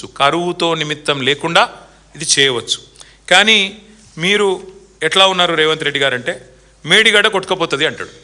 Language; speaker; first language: Telugu; native; Telugu